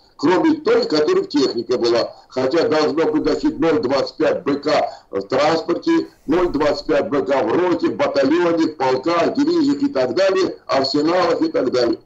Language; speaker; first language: Russian; non-native, local second language; Armenian